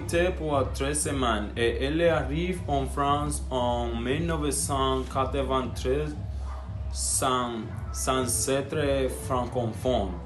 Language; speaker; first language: French; non-native, learner; Spanish